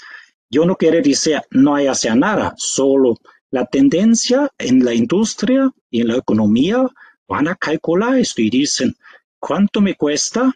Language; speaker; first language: Spanish; non-native, fluent; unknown